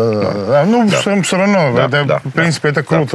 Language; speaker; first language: Russian; non-native, fluent; Finnish